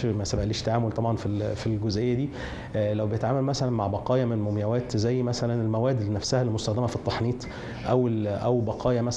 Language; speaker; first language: Arabic; native; Arabic